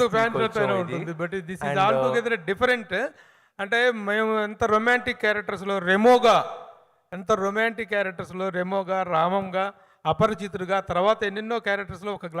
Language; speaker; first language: Telugu; native; Telugu